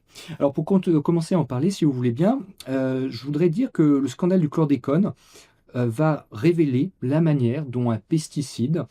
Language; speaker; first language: French; native; French